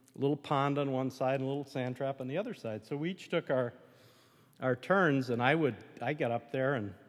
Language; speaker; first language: English; native; English